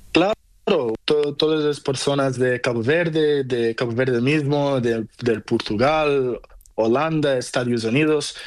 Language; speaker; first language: Spanish; non-native, learner; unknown